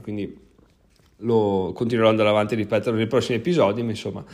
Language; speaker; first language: Italian; native; Italian